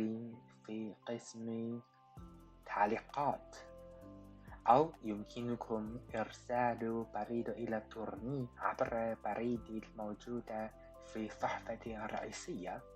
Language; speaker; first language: Arabic; non-native, fluent; Chinese